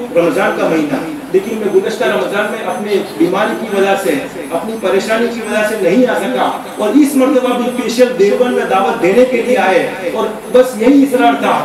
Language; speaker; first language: Hindi; non-native, local second language; Gujarati